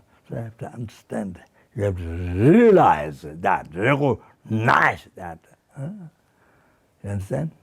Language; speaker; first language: English; non-native, fluent; Sherpa